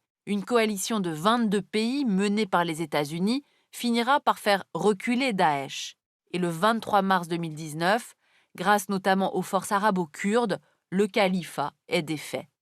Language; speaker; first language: French; native; French